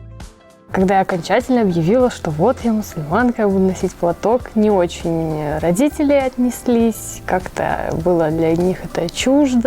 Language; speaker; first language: Russian; native; Russian